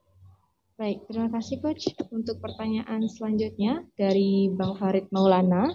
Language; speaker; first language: Indonesian; native; Indonesian